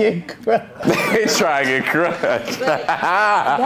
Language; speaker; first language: English; native; English